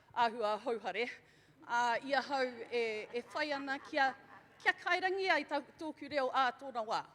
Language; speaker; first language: Māori; non-native, local second language; English